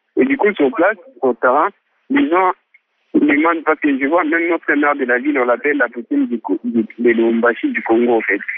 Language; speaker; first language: French; non-native, local second language; Swahili